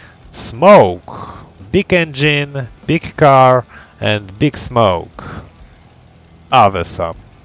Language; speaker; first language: English; non-native, learner; Polish